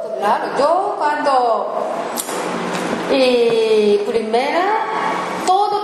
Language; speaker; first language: Spanish; non-native, learner; Japanese